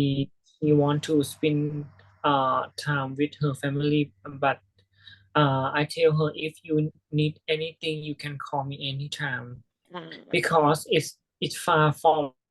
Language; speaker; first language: English; non-native, learner; Thai